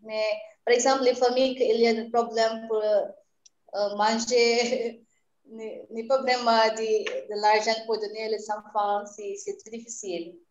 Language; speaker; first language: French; non-native, learner; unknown